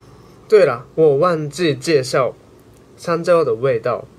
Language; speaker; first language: Chinese; non-native, learner; Japanese